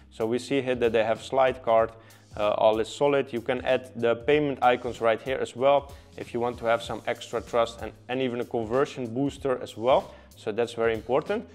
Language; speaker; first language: English; non-native, fluent; Dutch